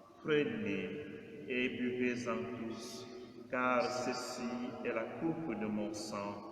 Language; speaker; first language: French; native; French